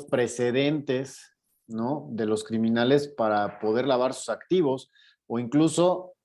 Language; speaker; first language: Spanish; native; Spanish